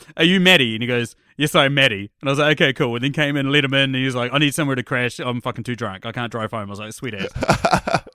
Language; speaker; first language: English; native; English